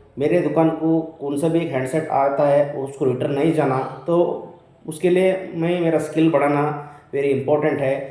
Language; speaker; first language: Hindi; non-native, local second language; Kannada